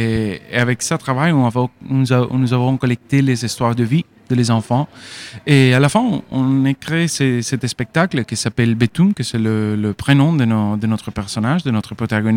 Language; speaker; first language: French; non-native, fluent; Spanish